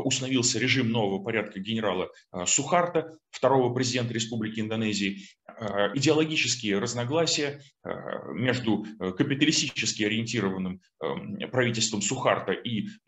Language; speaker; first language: Russian; native; Russian